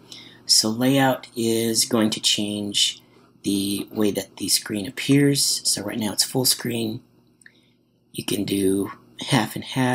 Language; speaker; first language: English; native; English